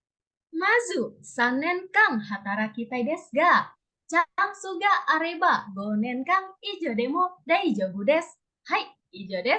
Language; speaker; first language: Japanese; non-native, learner; Indonesian